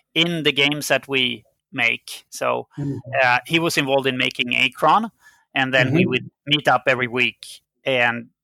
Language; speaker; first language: English; non-native, fluent; Swedish